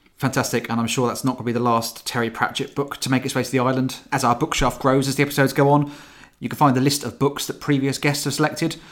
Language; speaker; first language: English; native; English